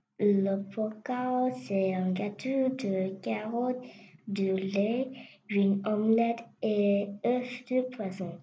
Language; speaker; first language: French; non-native, learner; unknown